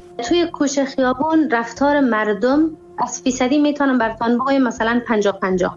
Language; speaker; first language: Persian; native; Persian